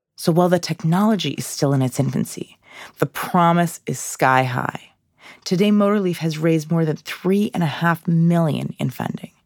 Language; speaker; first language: English; native; English